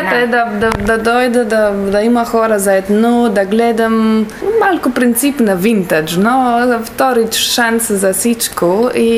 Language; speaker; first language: Bulgarian; non-native, learner; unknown